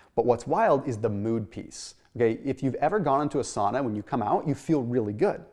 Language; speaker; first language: English; native; English